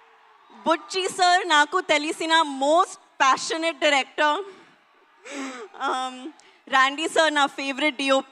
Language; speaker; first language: Telugu; non-native, learner; Hindi